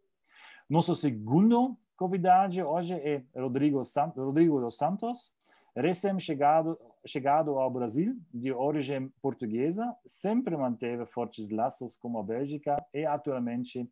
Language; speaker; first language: Portuguese; non-native, learner; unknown